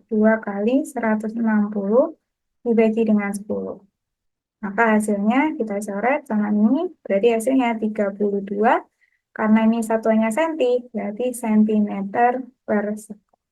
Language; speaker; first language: Indonesian; native; Indonesian